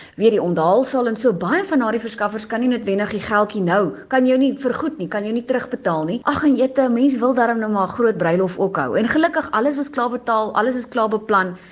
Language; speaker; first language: Afrikaans; native; Afrikaans